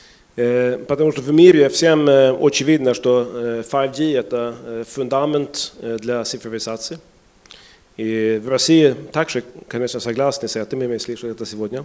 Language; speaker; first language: Russian; non-native, fluent; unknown